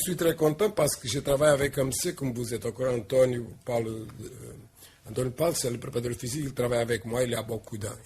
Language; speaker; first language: French; non-native, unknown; Portuguese